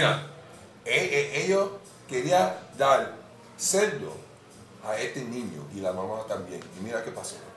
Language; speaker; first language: Spanish; non-native, fluent; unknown